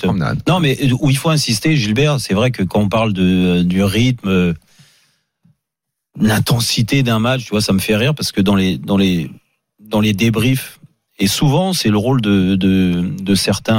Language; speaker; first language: French; native; French